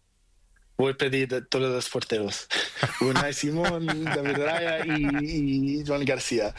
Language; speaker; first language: Spanish; non-native, learner; Portuguese